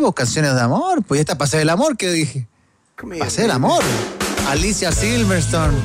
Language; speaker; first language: Spanish; native; Spanish